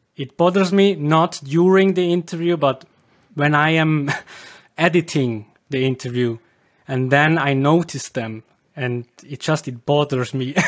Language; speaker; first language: English; non-native, fluent; German